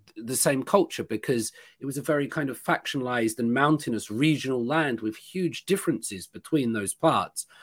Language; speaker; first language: English; native; English